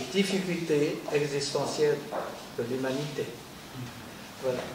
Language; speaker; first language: French; non-native, fluent; Chinese